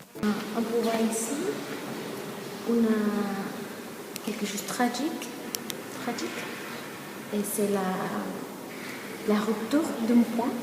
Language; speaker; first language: French; non-native, learner; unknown